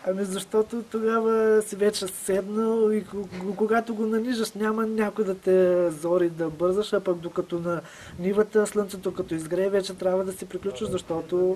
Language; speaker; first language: Bulgarian; native; Bulgarian